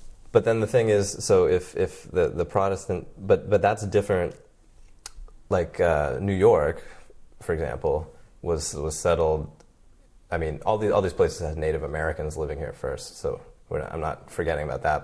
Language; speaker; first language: English; native; English